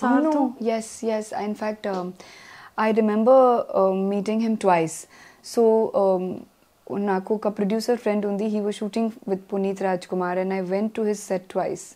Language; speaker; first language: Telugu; non-native, local second language; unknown